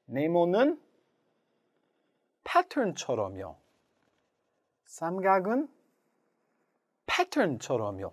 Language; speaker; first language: Korean; non-native, learner; English